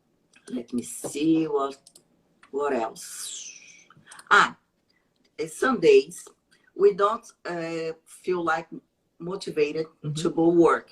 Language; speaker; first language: English; non-native, learner; Portuguese